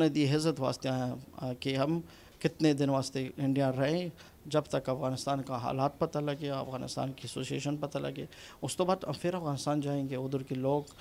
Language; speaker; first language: Urdu; non-native, fluent; Punjabi